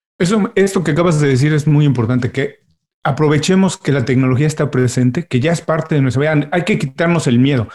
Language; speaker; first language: Spanish; native; Spanish